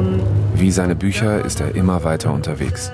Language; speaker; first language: German; native; German